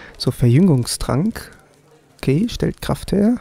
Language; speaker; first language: German; native; German